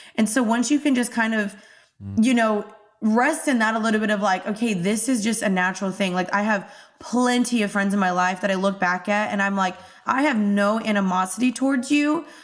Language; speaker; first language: English; native; English